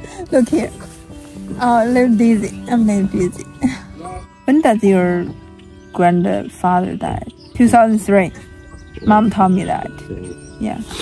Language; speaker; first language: English; non-native, learner; Chinese